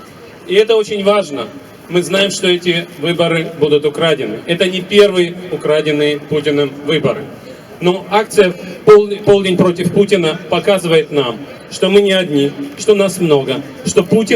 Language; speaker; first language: Russian; native; Russian